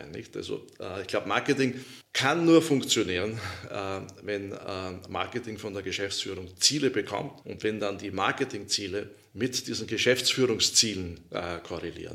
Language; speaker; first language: German; native; German